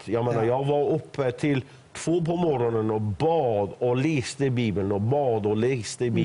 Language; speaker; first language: Swedish; non-native, fluent; Persian